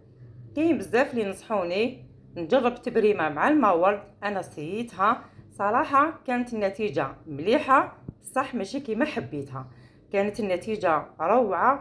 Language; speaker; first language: Arabic; native; Arabic